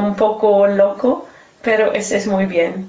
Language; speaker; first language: Spanish; non-native, learner; English